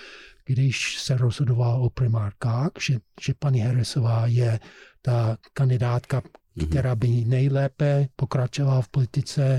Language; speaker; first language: Czech; non-native, fluent; English